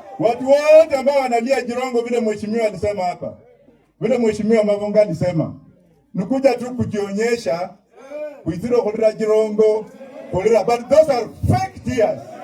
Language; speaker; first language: Swahili; non-native, local second language; Luyia